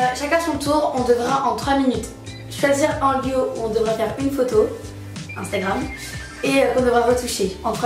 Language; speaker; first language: French; native; French